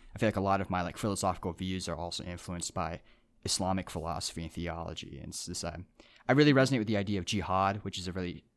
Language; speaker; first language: English; early bilingual, other home language; Japanese